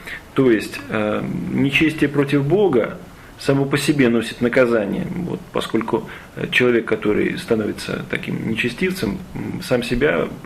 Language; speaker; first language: Russian; native; Russian